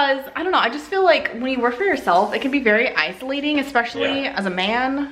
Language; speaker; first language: English; native; English